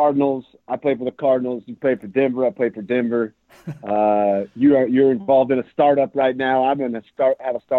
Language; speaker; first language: English; native; English